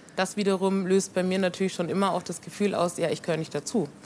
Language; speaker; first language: German; native; German